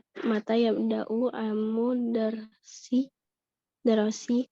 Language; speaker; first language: Arabic; non-native, learner; Indonesian